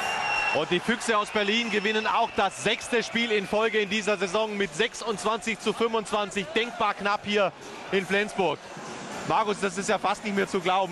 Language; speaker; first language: German; native; German